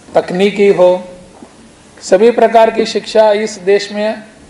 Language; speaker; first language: Hindi; non-native, local second language; Konkani